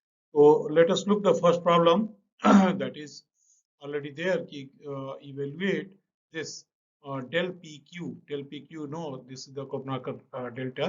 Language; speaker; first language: English; non-native, local second language; Hindi